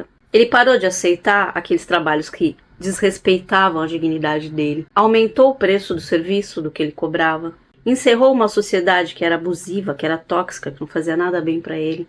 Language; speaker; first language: Portuguese; native; Portuguese